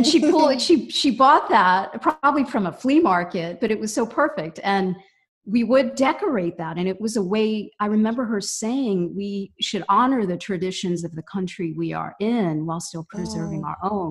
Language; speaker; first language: English; native; English